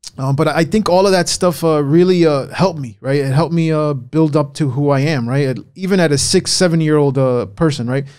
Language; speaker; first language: English; early bilingual, other home language; Spanish